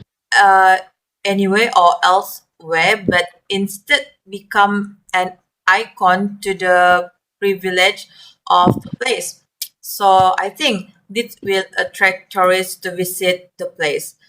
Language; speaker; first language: English; non-native, learner; Malay